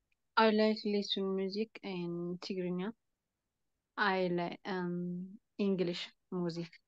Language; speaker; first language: English; non-native, learner; Tigrinya